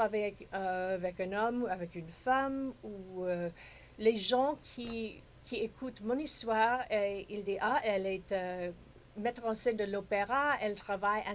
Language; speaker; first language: French; non-native, fluent; English